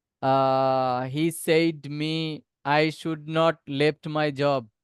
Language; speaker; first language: English; non-native, local second language; Bangla